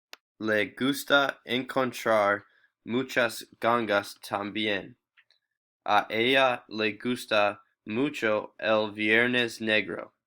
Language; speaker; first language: Spanish; non-native, learner; English